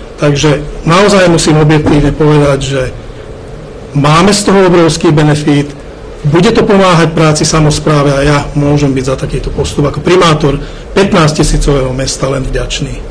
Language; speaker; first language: Slovak; native; Slovak